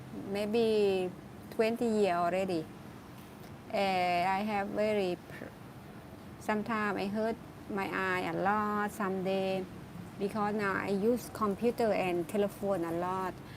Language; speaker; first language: English; non-native, learner; Thai